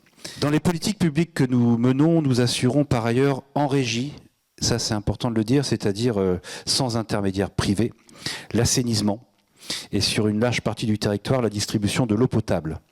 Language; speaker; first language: French; native; French